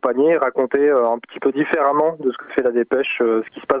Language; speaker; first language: French; native; French